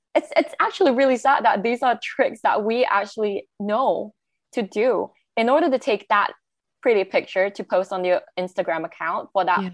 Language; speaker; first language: English; non-native, local second language; Chinese